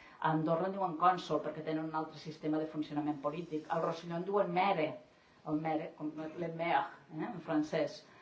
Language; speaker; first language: Catalan; native; Catalan